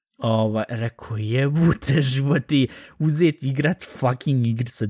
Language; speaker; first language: Bosnian; native; Bosnian